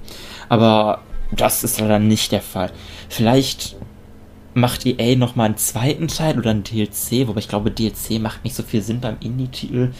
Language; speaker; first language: German; native; German